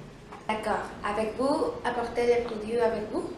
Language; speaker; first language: French; non-native, learner; Spanish